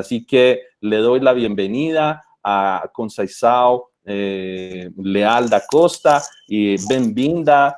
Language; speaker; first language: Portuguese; non-native, fluent; Spanish